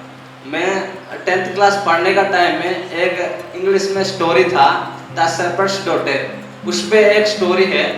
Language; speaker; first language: Hindi; non-native, local second language; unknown